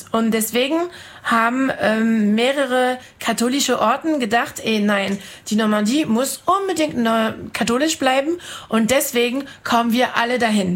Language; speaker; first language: German; non-native, fluent; French